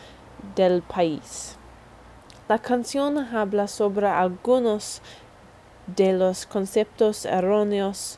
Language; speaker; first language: Spanish; non-native, learner; English